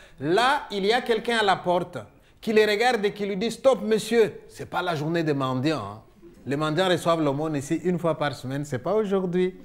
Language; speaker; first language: French; non-native, local second language; Luba-Lulua